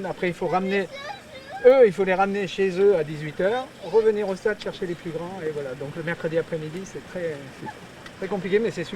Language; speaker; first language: French; native; French